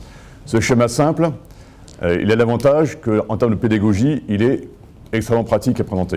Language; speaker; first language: French; native; French